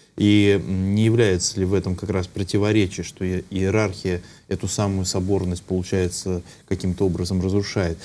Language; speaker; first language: Russian; native; Russian